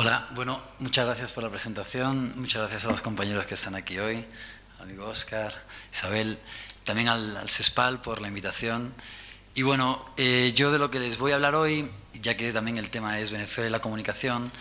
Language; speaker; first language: Spanish; native; Spanish